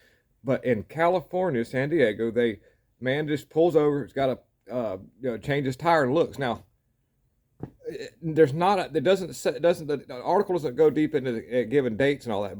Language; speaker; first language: English; native; English